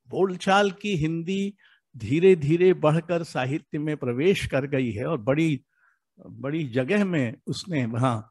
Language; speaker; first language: Hindi; native; Hindi